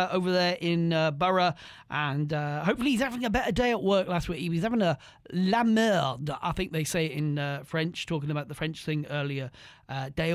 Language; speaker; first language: English; native; English